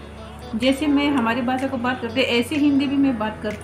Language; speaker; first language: Hindi; non-native, local second language; Bangla